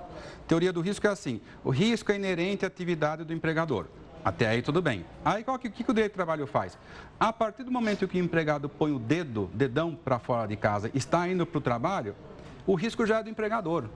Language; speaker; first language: Portuguese; native; Portuguese